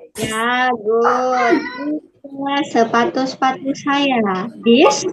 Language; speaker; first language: Indonesian; native; Indonesian